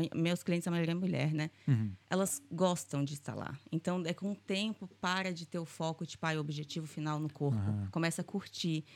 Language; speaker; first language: Portuguese; native; Portuguese